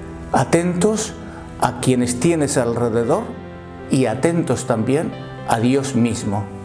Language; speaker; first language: Spanish; native; Spanish